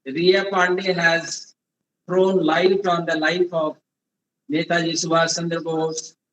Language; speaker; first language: English; non-native, local second language; Hindi